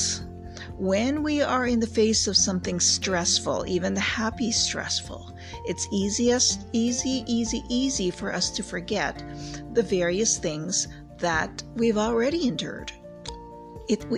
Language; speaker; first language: English; native; English